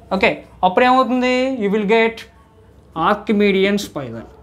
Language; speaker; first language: English; non-native, local second language; Telugu